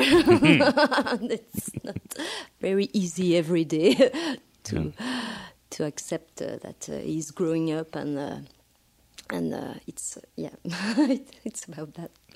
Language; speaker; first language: English; non-native, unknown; French